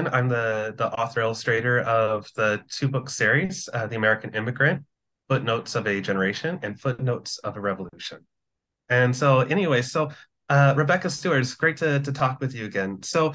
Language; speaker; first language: English; native; English